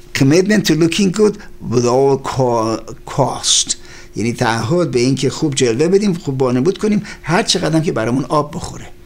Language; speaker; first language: Persian; native; Persian